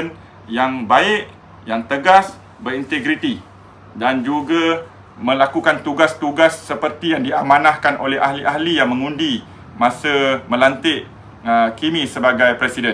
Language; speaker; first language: Malay; native; Malay